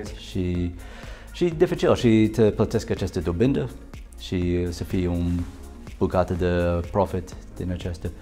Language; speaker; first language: Romanian; non-native, learner; English